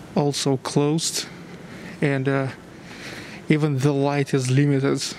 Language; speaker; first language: English; non-native, fluent; Russian